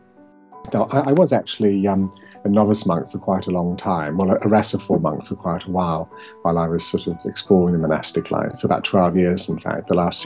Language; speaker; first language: English; native; English